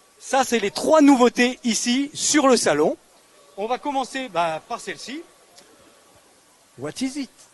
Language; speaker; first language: French; native; French